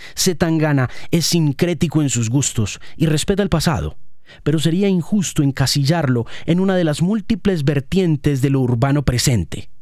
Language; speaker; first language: Spanish; native; Spanish